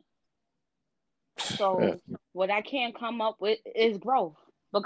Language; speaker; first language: English; native; English